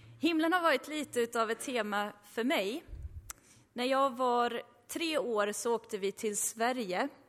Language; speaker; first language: Swedish; early bilingual, other home language; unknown